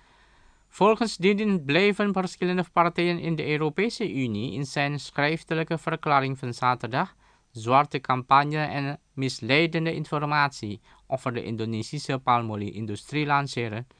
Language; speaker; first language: Dutch; non-native, fluent; Indonesian